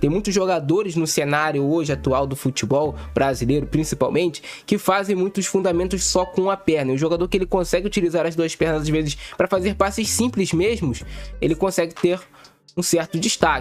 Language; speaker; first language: Portuguese; native; Portuguese